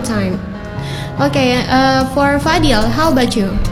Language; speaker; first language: English; non-native, fluent; Indonesian